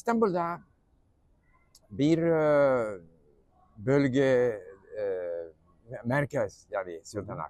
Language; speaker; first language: Turkish; non-native, learner; English